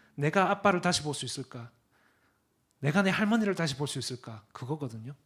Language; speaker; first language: Korean; early bilingual, other home language; English